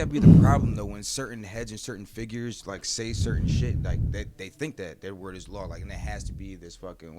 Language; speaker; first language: English; native; English